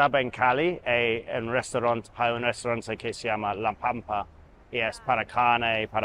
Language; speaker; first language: Spanish; non-native, learner; English